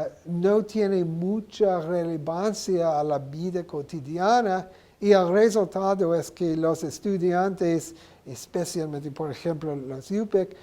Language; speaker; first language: Spanish; non-native, learner; English